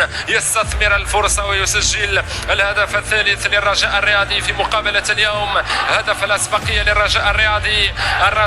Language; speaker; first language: Arabic; native; Arabic